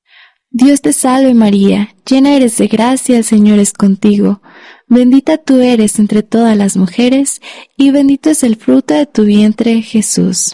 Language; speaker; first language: Spanish; native; Spanish